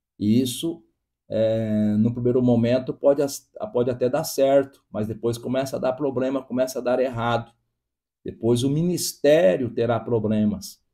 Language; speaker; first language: Portuguese; native; Portuguese